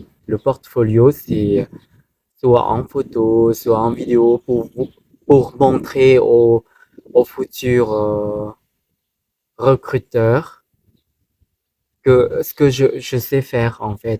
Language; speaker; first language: French; non-native, fluent; Thai